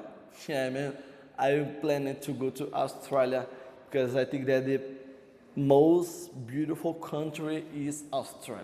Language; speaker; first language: English; non-native, learner; Portuguese